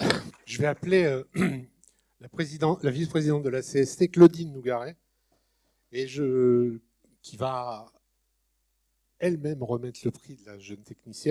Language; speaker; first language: French; native; French